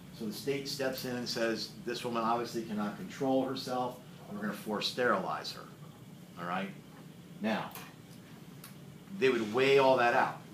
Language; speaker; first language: English; native; English